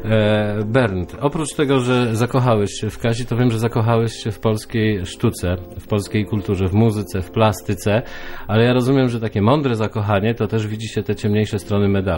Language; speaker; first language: Polish; native; Polish